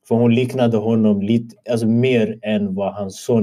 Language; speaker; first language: Swedish; early bilingual, other home language; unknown